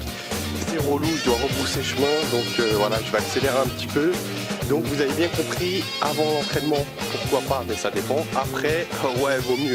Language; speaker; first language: French; native; French